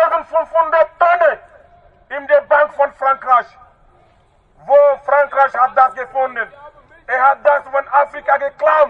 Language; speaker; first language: German; non-native, learner; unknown